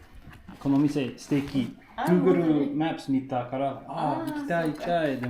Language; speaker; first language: Japanese; non-native, learner; English